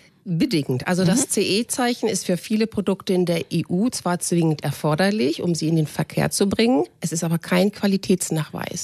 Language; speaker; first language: German; native; German